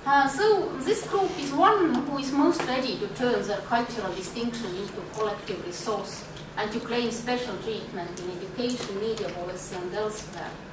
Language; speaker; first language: English; non-native, fluent; Estonian